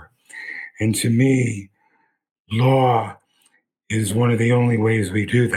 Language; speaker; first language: English; native; English